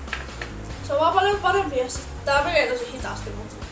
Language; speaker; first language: Finnish; native; Finnish